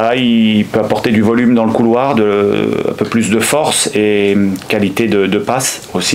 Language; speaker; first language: French; native; French